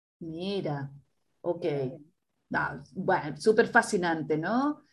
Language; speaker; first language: Spanish; native; Spanish